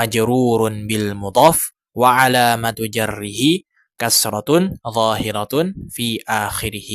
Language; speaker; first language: Arabic; non-native, fluent; Indonesian